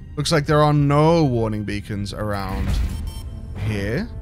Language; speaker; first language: English; native; English